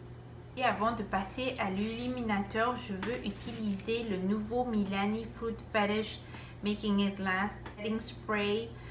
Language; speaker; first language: French; non-native, fluent; Spanish